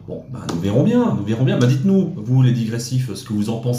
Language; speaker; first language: French; native; French